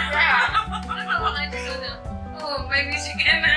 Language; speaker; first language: English; non-native, learner; Indonesian